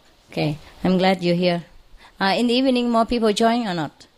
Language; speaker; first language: English; non-native, fluent; Vietnamese